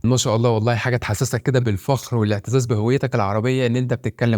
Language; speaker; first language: Arabic; native; Arabic